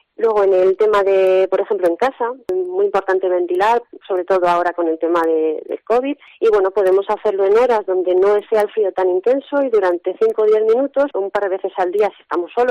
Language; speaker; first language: Spanish; native; Spanish